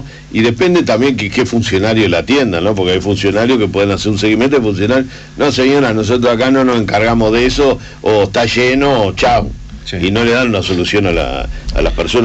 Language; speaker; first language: Spanish; native; Spanish